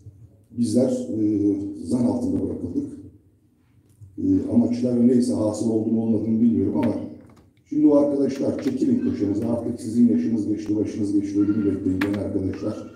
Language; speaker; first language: Turkish; native; Turkish